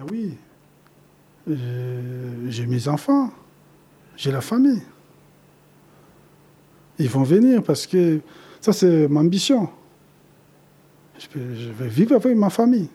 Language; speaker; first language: French; non-native, local second language; Lingala